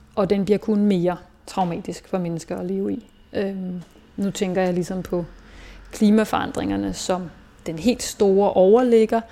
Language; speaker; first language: Danish; native; Danish